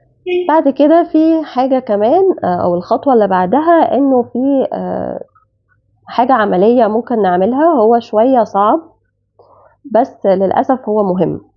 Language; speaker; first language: Arabic; native; Arabic